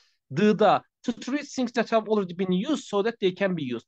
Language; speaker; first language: English; non-native, fluent; Azerbaijani